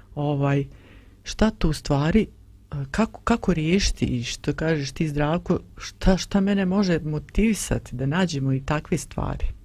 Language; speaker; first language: Bosnian; native; Bosnian